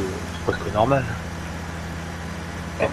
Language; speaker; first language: French; native; French